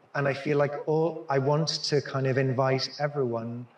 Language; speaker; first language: English; native; English